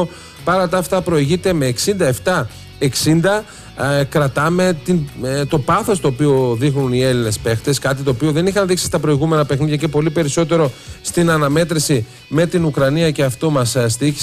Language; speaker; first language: Greek; native; Greek